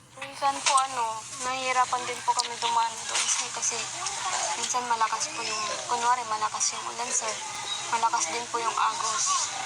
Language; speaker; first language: Filipino; non-native, local second language; Iloko